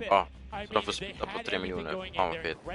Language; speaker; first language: Swedish; early bilingual, other home language; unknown